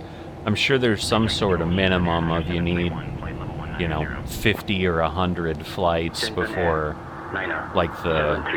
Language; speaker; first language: English; native; English